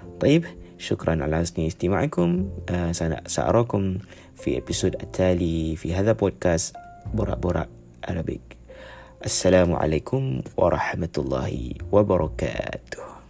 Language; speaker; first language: Arabic; non-native, learner; Malay